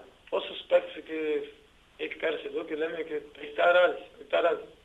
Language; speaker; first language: Greek; non-native, learner; Portuguese